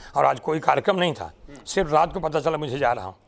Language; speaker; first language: Hindi; non-native, local second language; Marathi